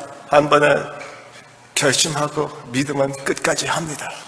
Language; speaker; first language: Korean; early bilingual, heritage; Korean